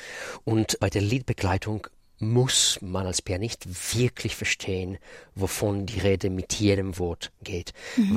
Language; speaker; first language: German; non-native, fluent; Russian